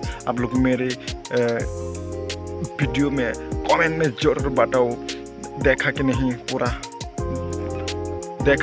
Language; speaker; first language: Hindi; non-native, local second language; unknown